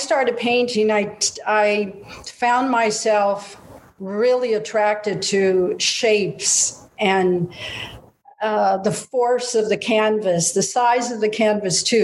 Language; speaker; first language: English; native; English